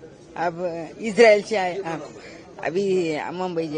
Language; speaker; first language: Hindi; non-native, local second language; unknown